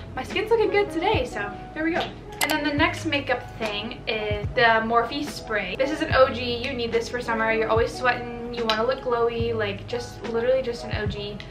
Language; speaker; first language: English; native; English